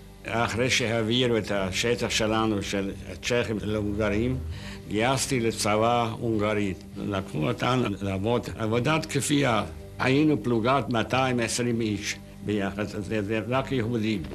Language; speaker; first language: Hebrew; non-native, fluent; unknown